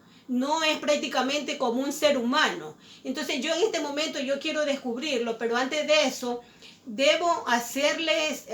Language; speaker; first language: Spanish; native; Spanish